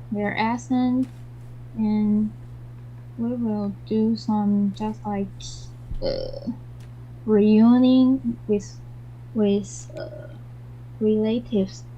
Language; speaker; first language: English; non-native, learner; Chinese